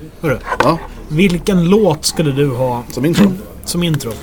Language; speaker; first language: Swedish; native; Swedish